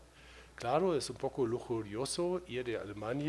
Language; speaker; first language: Spanish; non-native, fluent; German